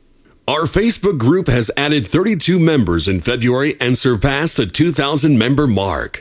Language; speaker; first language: English; native; English